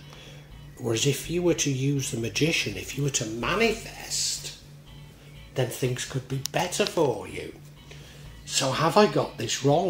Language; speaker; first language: English; native; English